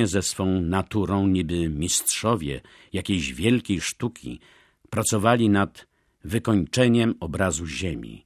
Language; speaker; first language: Polish; native; Polish